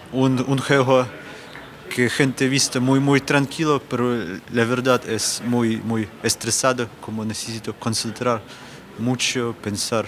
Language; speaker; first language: Spanish; non-native, learner; Ukrainian